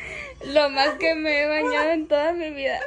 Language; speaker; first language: Spanish; early bilingual, heritage; English